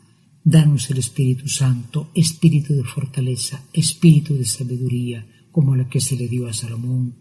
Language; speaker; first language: Spanish; native; Spanish